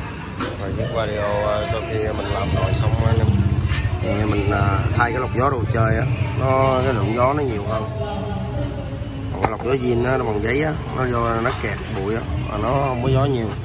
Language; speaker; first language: Vietnamese; native; Vietnamese